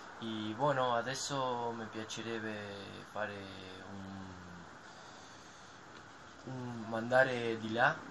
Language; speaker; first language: Italian; non-native, learner; Spanish